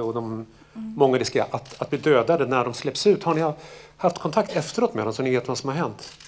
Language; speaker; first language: Swedish; native; Swedish